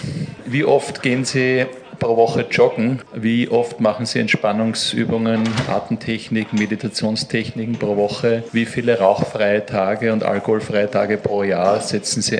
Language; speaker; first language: German; native; German